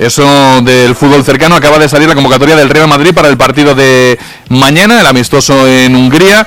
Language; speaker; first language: Spanish; native; Spanish